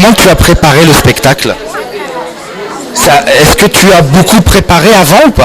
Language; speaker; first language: French; non-native, fluent; Arabic